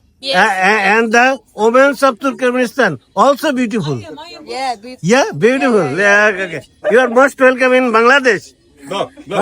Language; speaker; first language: English; non-native, learner; Bangla